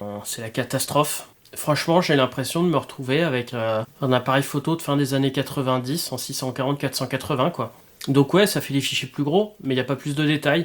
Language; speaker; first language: French; native; French